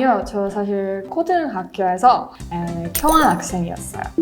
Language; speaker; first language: Korean; non-native, learner; Estonian